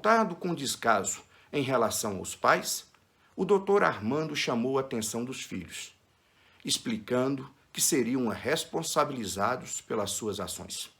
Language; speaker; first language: Portuguese; native; Portuguese